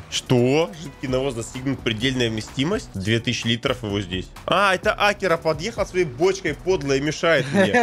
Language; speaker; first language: Russian; native; Russian